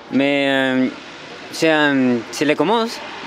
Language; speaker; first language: French; non-native, learner; Spanish